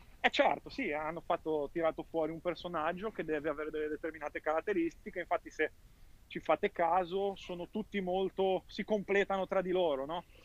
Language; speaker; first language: Italian; native; Italian